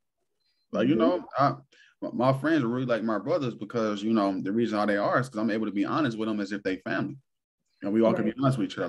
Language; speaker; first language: English; native; English